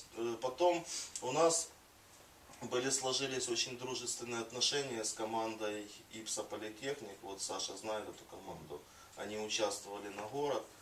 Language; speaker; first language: Russian; native; Russian